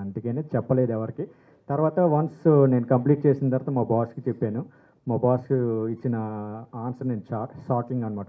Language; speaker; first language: Telugu; native; Telugu